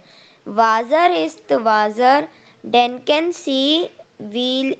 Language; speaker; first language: German; non-native, learner; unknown